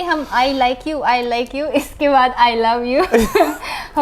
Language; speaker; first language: Hindi; non-native, learner; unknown